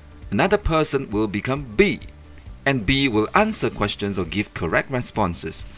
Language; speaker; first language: English; non-native, local second language; Chinese